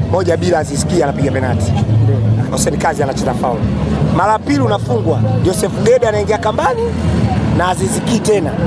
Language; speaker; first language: Swahili; native; Swahili